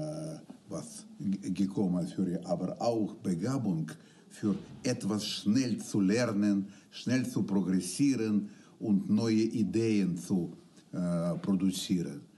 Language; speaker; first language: German; non-native, learner; Russian